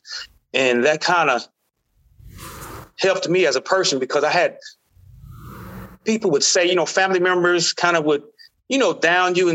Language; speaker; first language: English; native; English